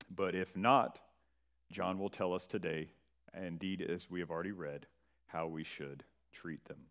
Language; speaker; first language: English; native; English